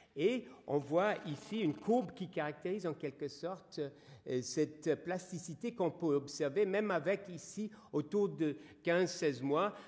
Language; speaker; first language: French; non-native, fluent; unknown